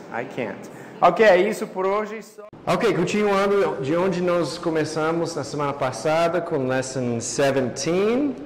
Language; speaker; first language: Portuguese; non-native, fluent; English